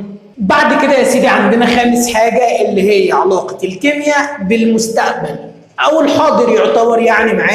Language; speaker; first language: Arabic; native; Arabic